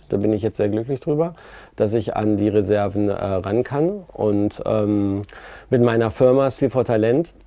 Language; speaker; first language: German; native; German